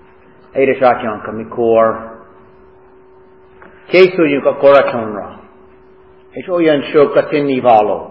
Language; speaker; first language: Hungarian; non-native, fluent; English